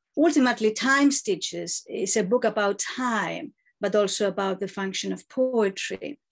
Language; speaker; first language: English; non-native, fluent; Greek